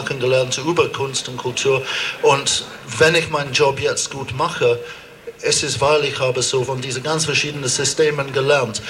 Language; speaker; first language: German; non-native, fluent; English